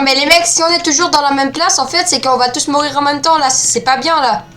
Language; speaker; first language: French; native; French